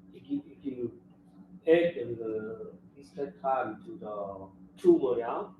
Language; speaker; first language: English; non-native, fluent; French